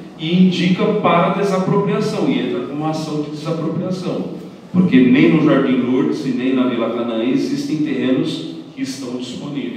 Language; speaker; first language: Portuguese; native; Portuguese